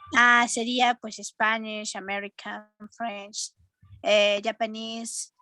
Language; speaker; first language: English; non-native, learner; Spanish